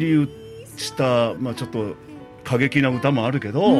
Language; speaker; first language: Japanese; native; Japanese